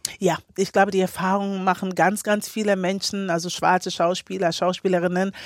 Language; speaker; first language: German; early bilingual, other home language; Akan